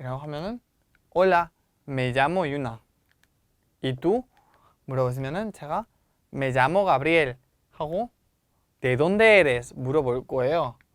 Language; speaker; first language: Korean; non-native, fluent; Spanish